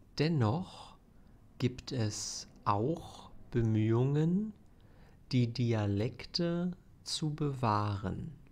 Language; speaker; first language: German; native; German